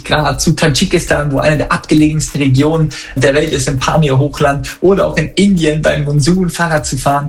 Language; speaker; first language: German; native; German